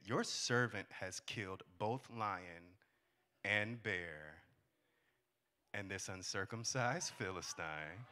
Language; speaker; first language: English; native; English